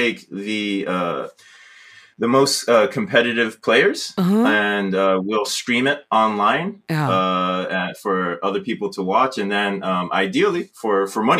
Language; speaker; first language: English; native; English